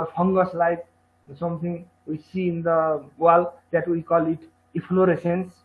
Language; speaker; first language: English; non-native, local second language; Nepali